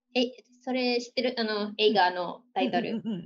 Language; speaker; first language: Japanese; non-native, fluent; Malay